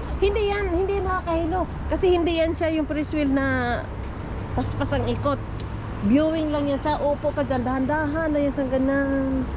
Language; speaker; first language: Filipino; native; Filipino